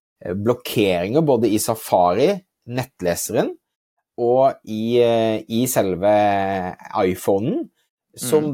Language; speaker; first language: Norwegian; native; Norwegian